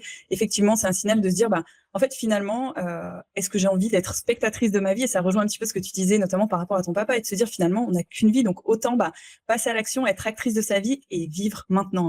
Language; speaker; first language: French; native; French